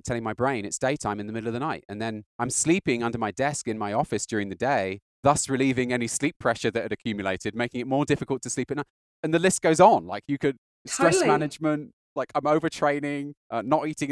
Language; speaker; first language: English; native; English